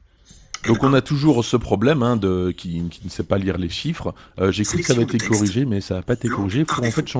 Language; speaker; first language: French; native; French